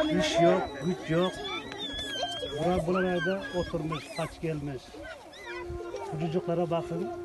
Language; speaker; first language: Turkish; non-native, learner; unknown